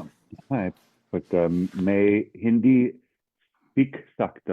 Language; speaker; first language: Hindi; non-native, learner; English